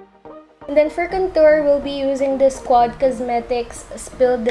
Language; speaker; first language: English; non-native, local second language; Filipino